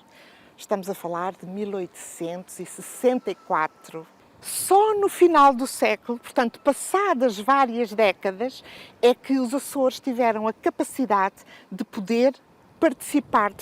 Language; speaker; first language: Portuguese; native; Portuguese